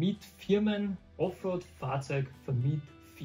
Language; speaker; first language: German; native; German